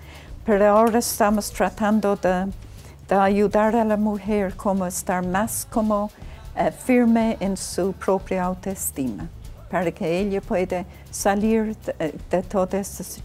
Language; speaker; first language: Spanish; non-native, fluent; English